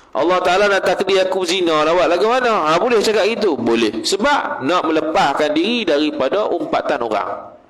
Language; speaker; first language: Malay; native; Malay